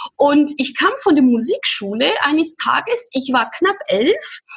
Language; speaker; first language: German; non-native, fluent; Georgian